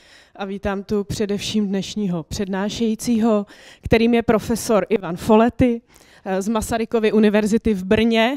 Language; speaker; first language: Czech; native; Czech